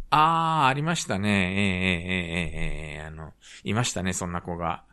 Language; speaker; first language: Japanese; native; Japanese